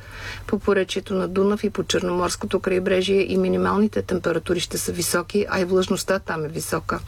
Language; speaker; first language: Bulgarian; native; Bulgarian